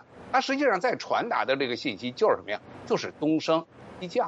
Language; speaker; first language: Chinese; native; Chinese